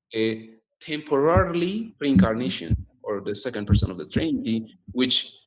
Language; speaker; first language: English; non-native, local second language; Amharic